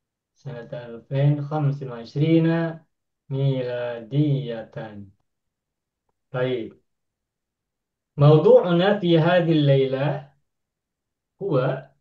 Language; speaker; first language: Arabic; non-native, fluent; Indonesian